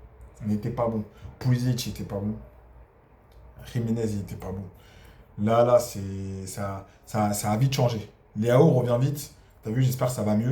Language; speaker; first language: French; native; French